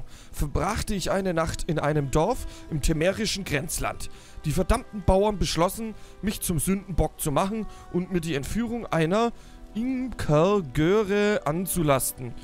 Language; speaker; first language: German; native; German